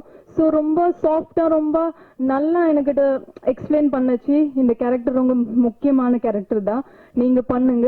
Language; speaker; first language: Tamil; non-native, learner; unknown